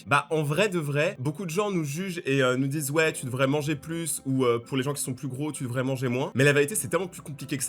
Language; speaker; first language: French; native; French